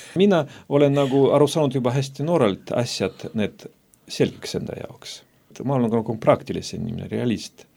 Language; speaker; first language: Estonian; non-native, local second language; Russian